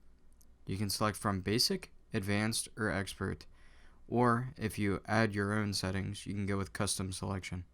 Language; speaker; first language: English; native; English